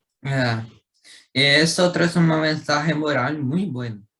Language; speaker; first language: Spanish; non-native, learner; Portuguese